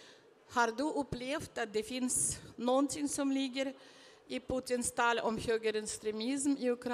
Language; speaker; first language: Swedish; non-native, fluent; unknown